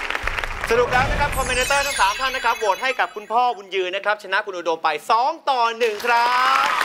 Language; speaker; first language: Thai; native; Thai